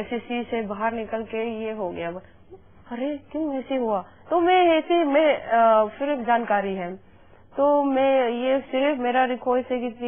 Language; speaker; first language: Hindi; non-native, local second language; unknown